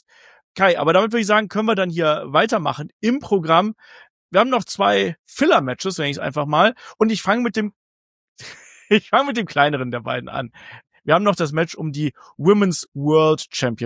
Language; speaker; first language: German; native; German